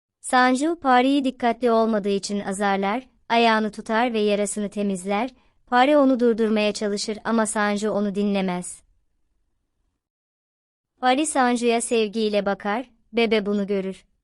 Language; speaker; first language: Turkish; native; Turkish